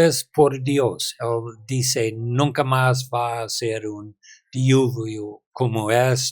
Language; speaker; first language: Spanish; non-native, learner; English